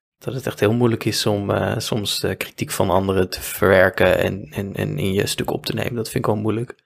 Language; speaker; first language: Dutch; native; Dutch